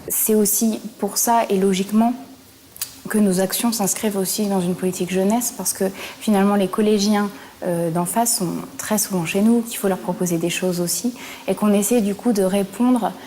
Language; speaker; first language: French; native; French